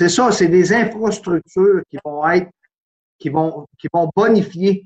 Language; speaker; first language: French; native; French